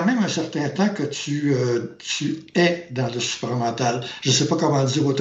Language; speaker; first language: French; native; French